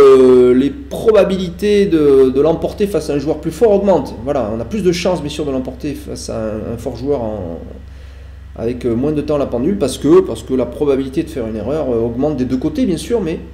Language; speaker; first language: French; native; French